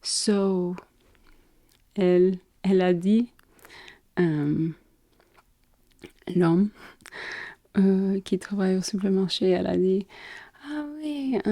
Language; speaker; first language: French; non-native, learner; English